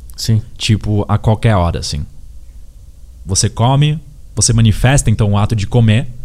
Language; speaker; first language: Portuguese; early bilingual, heritage; Portuguese